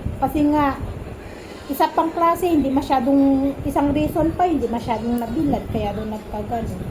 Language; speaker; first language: Filipino; non-native, local second language; Iloko